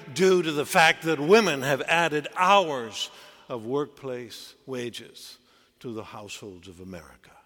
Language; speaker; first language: English; native; English